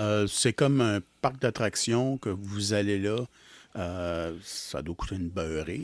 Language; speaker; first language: French; native; French